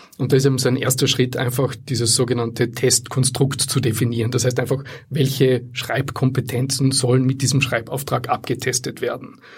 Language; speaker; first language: German; native; German